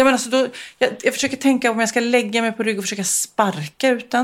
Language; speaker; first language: Swedish; native; Swedish